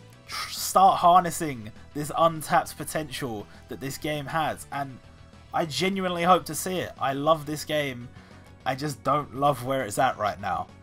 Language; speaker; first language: English; native; English